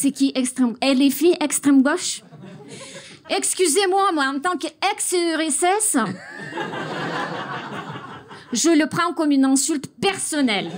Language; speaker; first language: French; non-native, fluent; Russian